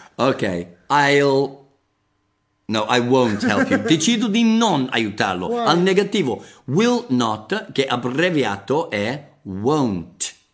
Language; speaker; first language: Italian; non-native, fluent; English